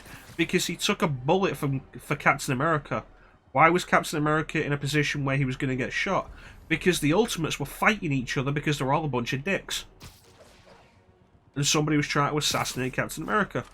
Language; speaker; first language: English; native; English